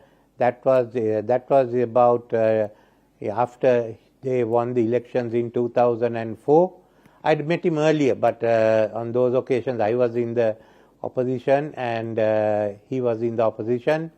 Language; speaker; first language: English; non-native, local second language; Sinhala